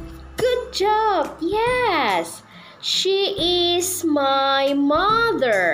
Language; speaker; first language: English; non-native, learner; Indonesian